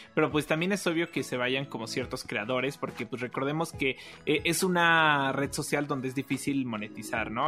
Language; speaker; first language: Spanish; native; Spanish